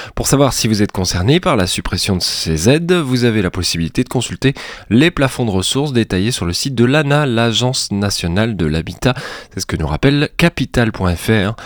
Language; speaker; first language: French; native; French